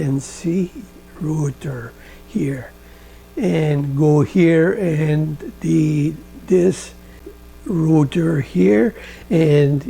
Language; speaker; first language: English; non-native, learner; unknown